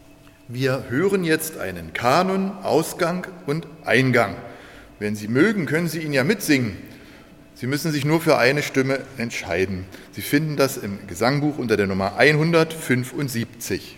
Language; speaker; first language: German; native; German